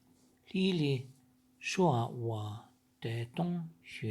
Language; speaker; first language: Chinese; non-native, learner; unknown